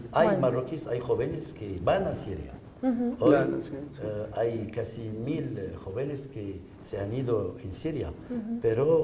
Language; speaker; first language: Spanish; non-native, fluent; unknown